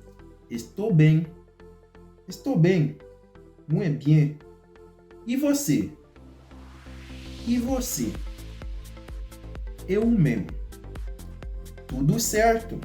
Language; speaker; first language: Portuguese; non-native, learner; Haitian Creole